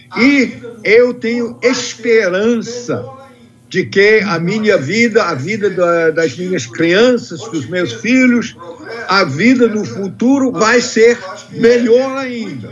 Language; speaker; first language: Portuguese; non-native, fluent; English